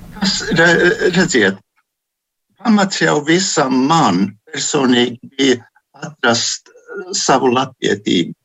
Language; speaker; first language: Latvian; early bilingual, heritage; Latvian